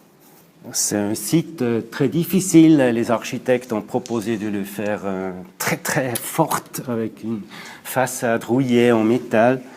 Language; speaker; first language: French; non-native, local second language; German